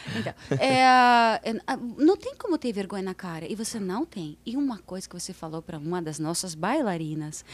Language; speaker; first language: Portuguese; non-native, fluent; Russian